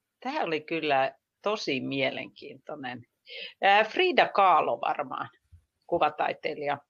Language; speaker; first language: Finnish; native; Finnish